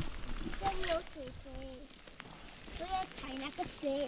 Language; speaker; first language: Chinese; early bilingual, heritage; Chinese